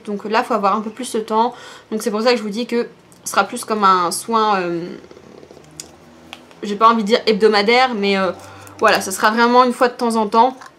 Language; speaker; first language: French; native; French